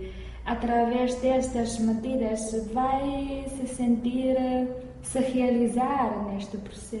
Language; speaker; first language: Portuguese; non-native, fluent; Chinese